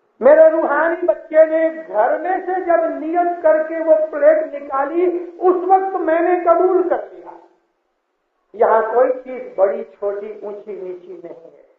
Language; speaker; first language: Urdu; non-native, local second language; Gujarati